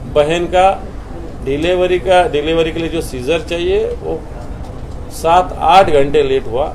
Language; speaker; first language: Hindi; non-native, local second language; Marathi